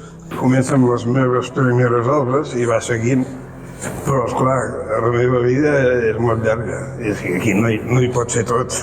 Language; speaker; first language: Catalan; early bilingual, heritage; Catalan